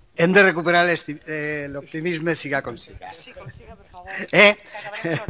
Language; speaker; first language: Catalan; non-native, local second language; Spanish